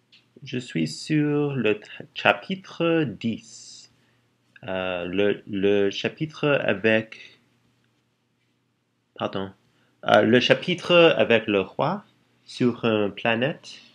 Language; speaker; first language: French; non-native, learner; English